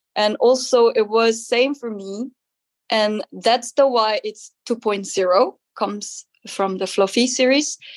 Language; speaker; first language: English; non-native, fluent; Korean